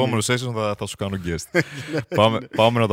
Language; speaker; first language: Greek; native; Greek